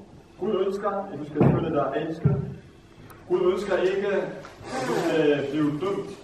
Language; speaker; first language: Danish; non-native, fluent; Vietnamese